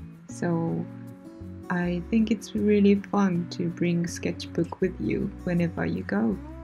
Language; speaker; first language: English; non-native, fluent; Japanese